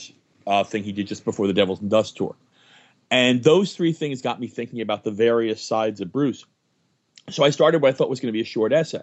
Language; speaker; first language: English; native; English